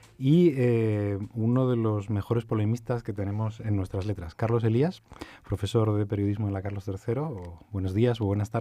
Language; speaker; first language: Spanish; native; Spanish